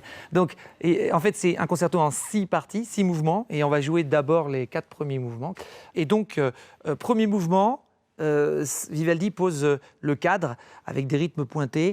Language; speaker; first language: French; native; French